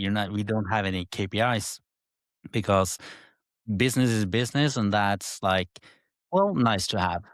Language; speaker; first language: English; non-native, fluent; Norwegian